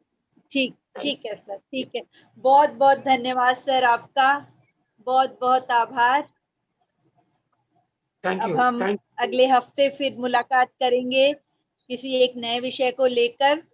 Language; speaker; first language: Hindi; native; Hindi